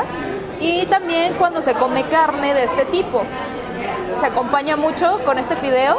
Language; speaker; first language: Spanish; early bilingual, other home language; Korean